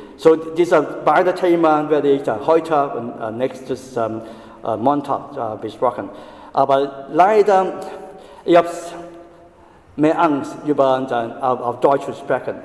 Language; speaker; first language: German; non-native, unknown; Chinese